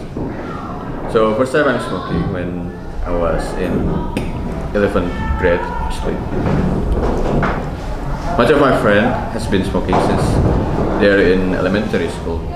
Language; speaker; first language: English; non-native, learner; Indonesian